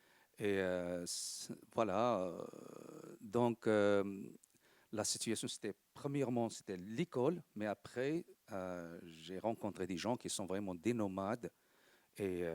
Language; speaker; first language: French; non-native, local second language; Arabic